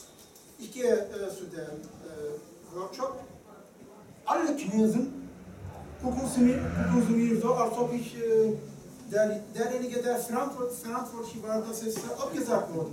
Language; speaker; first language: German; non-native, fluent; Turkish